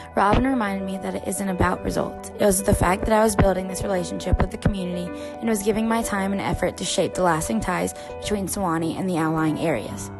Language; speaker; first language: English; native; English